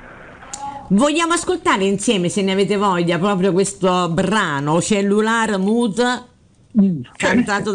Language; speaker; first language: Italian; native; Italian